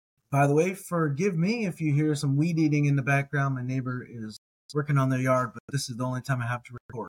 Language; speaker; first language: English; native; English